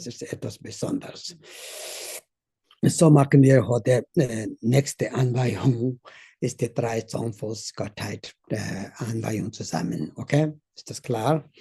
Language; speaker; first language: German; non-native, learner; Tibetan